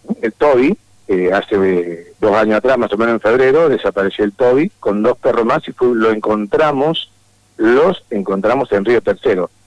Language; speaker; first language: Spanish; native; Spanish